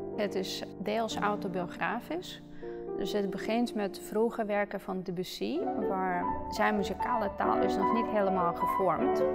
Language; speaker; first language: Dutch; non-native, fluent; Russian